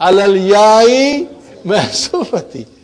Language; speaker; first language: Arabic; non-native, fluent; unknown